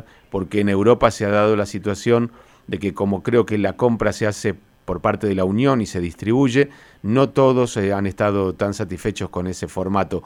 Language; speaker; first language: Spanish; native; Spanish